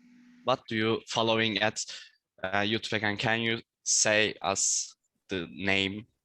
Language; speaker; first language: English; non-native, learner; Turkish